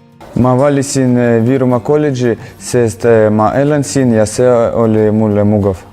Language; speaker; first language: Estonian; non-native, local second language; Russian